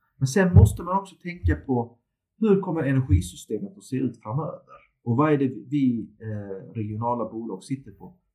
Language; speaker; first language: Swedish; early bilingual, other home language; Turkish